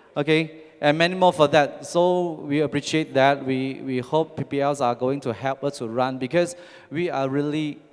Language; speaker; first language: English; non-native, local second language; Chinese